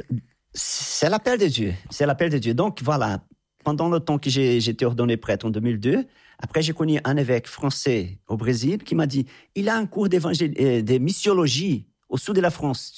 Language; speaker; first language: French; non-native, fluent; Portuguese